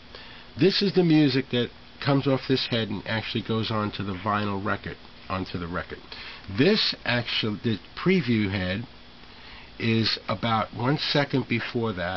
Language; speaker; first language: English; native; English